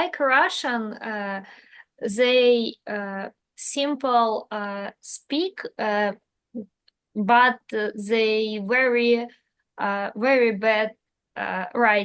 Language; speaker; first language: English; non-native, learner; Russian